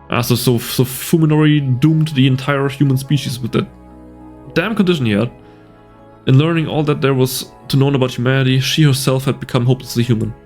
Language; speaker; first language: English; native; English